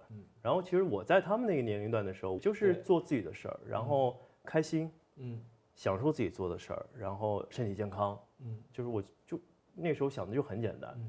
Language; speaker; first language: Chinese; native; Chinese